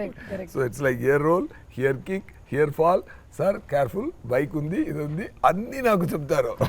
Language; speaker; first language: Telugu; non-native, fluent; Tamil